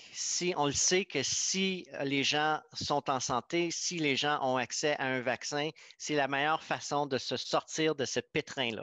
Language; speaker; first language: French; native; French